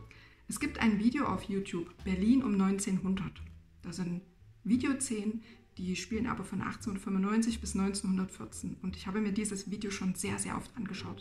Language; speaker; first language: German; native; German